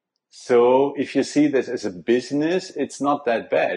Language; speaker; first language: English; non-native, fluent; German